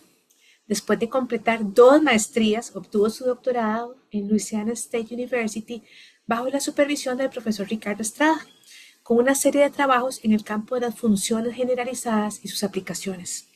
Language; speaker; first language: Spanish; native; Spanish